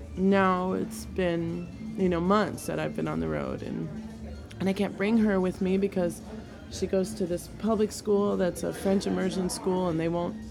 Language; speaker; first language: English; native; English